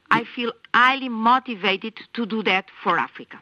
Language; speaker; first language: English; non-native, fluent; Kabuverdianu